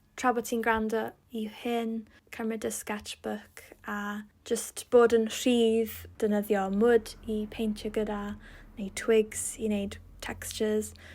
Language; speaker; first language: Welsh; non-native, local second language; English